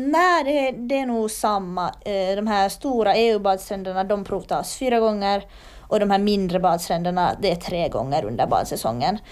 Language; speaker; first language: Swedish; native; Swedish